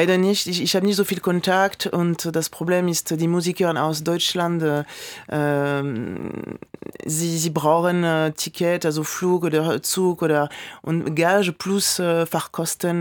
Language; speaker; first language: German; non-native, fluent; French